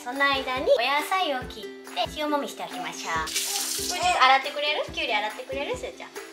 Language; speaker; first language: Japanese; native; Japanese